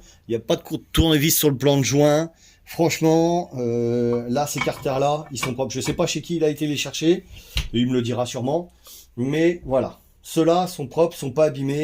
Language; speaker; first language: French; native; French